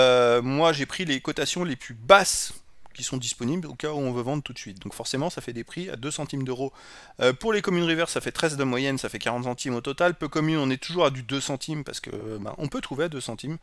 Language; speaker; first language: French; native; French